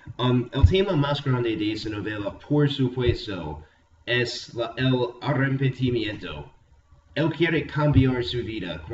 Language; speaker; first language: Spanish; non-native, fluent; English